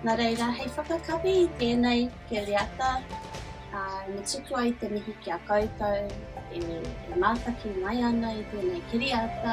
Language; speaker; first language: Māori; non-native, local second language; English